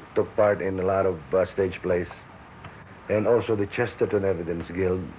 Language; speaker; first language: English; non-native, local second language; Filipino